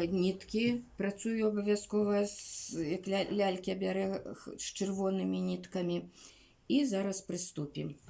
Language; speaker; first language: Belarusian; native; Belarusian